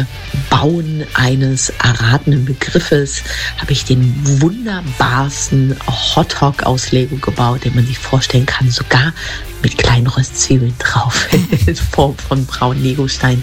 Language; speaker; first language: German; native; German